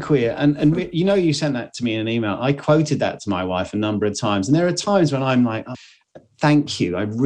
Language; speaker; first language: English; native; English